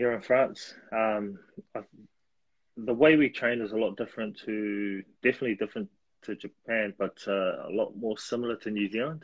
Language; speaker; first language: English; native; English